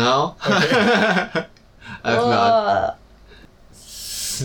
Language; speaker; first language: English; non-native, learner; Japanese